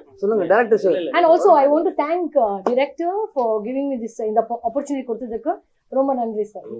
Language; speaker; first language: Tamil; non-native, learner; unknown